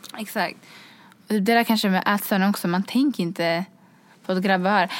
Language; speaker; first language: Swedish; early bilingual, other home language; Kurdish